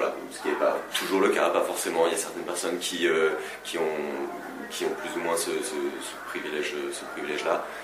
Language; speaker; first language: French; native; French